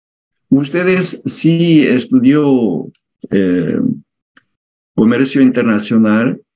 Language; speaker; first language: Spanish; non-native, fluent; Korean